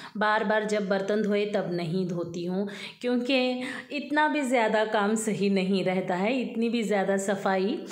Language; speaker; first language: Hindi; native; Hindi